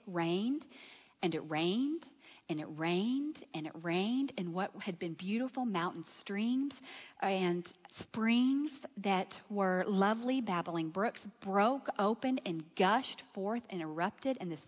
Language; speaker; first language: English; native; English